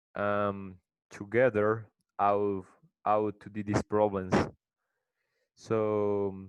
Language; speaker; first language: English; non-native, learner; Spanish